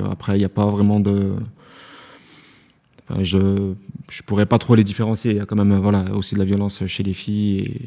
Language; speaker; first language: French; native; French